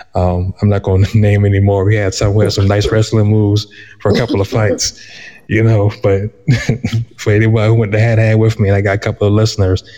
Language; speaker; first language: English; native; English